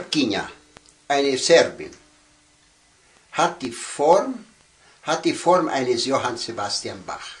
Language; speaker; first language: German; early bilingual, heritage; German